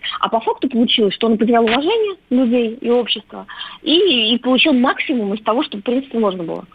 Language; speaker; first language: Russian; native; Russian